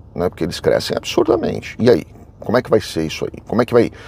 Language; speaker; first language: Portuguese; native; Portuguese